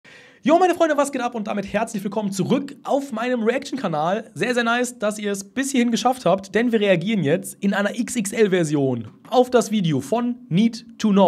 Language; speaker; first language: German; native; German